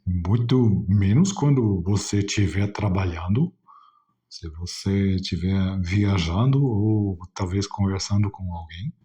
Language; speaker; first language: Portuguese; non-native, fluent; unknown